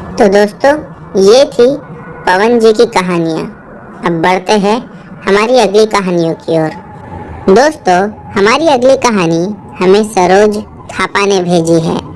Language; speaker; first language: Hindi; native; Hindi